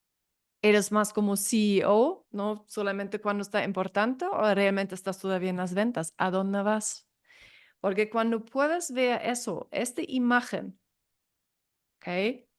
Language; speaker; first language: Spanish; non-native, fluent; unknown